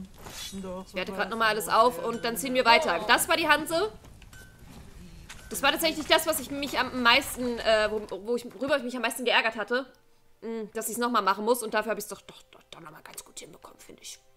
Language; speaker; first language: German; native; German